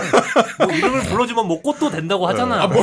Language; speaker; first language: Korean; native; Korean